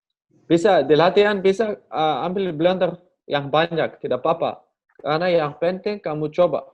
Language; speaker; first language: Indonesian; non-native, learner; Dutch